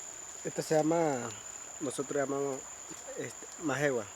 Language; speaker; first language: Spanish; non-native, local second language; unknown